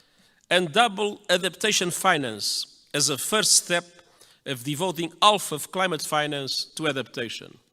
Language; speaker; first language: English; non-native, fluent; Portuguese